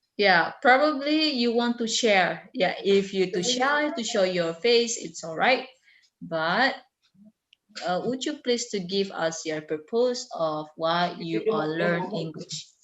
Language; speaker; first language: English; non-native, fluent; Indonesian